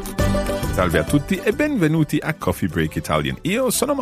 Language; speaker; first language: Italian; non-native, fluent; English